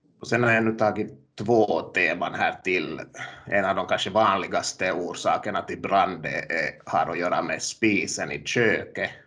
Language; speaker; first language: Swedish; native; Swedish